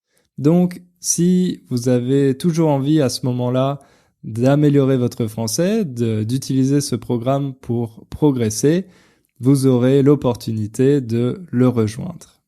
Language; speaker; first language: French; native; French